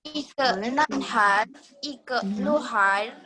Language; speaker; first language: Chinese; non-native, learner; Indonesian